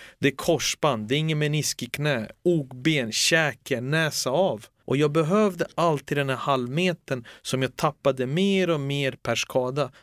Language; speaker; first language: Swedish; early bilingual, other home language; Serbian